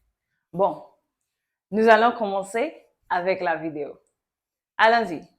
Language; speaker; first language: French; non-native, local second language; Yoruba